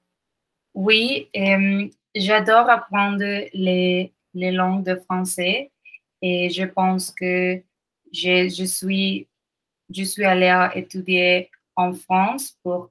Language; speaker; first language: French; non-native, learner; Spanish